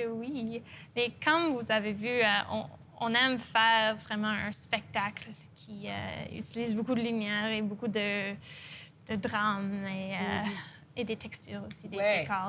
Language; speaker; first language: French; non-native, local second language; English